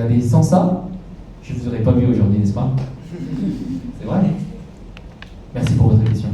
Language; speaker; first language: French; native; French